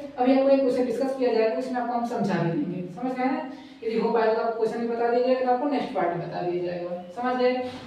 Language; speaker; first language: Hindi; native; Hindi